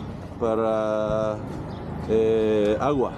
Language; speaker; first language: Spanish; non-native, learner; English